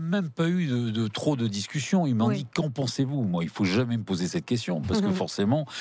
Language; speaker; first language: French; native; French